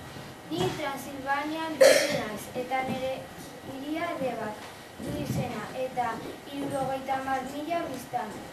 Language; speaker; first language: Basque; non-native, learner; Romanian